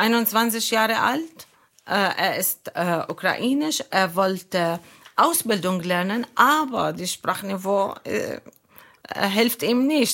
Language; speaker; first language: German; non-native, fluent; Arabic